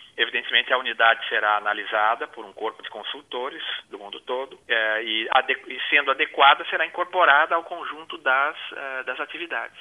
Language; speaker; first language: Portuguese; native; Portuguese